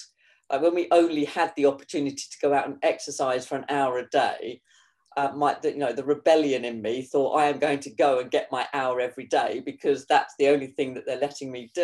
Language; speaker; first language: English; native; English